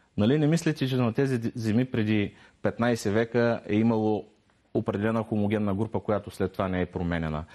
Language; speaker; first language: Bulgarian; non-native, local second language; Turkish